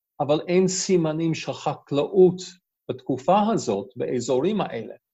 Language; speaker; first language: Hebrew; non-native, fluent; English